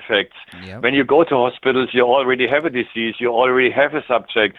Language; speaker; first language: English; non-native, fluent; German